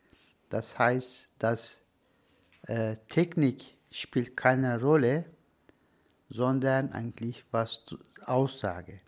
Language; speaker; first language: German; non-native, learner; Turkish